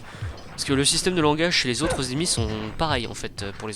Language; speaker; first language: French; native; French